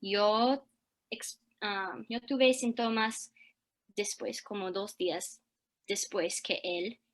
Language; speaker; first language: Spanish; early bilingual, heritage; English